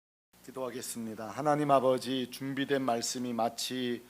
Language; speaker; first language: Korean; native; Korean